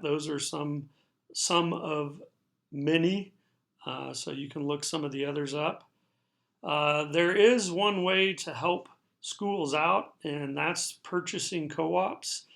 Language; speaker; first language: English; native; English